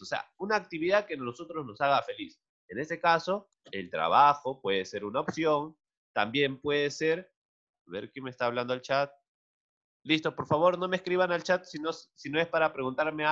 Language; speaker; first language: Spanish; native; Spanish